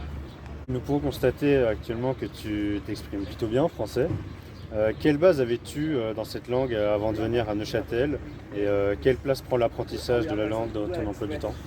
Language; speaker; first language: French; native; French